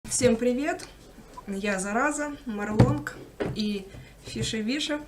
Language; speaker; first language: Russian; native; Russian